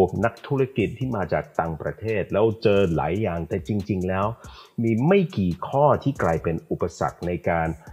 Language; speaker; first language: Thai; non-native, fluent; English